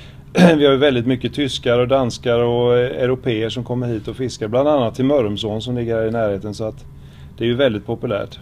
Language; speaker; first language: Swedish; native; Swedish